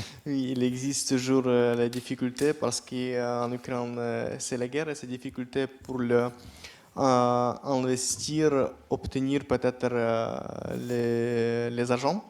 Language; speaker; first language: French; non-native, fluent; Ukrainian